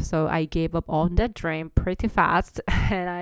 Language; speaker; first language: English; non-native, fluent; Korean